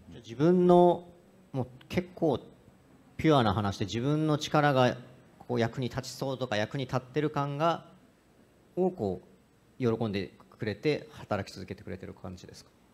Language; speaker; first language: Japanese; native; Japanese